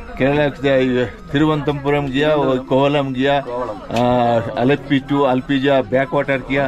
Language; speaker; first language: Hindi; non-native, local second language; Bangla